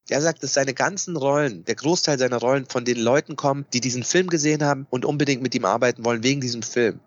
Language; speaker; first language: German; early bilingual, other home language; Turkish